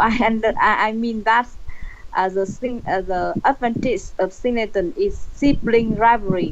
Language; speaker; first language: English; non-native, learner; Vietnamese